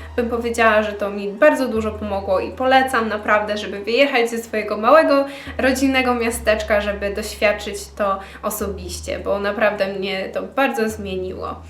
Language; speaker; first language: Polish; early bilingual, heritage; Polish